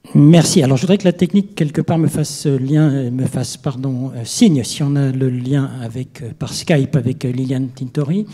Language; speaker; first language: French; native; French